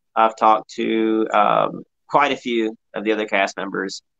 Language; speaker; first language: English; native; English